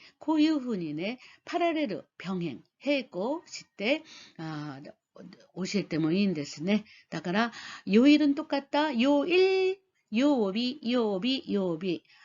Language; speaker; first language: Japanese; non-native, fluent; Korean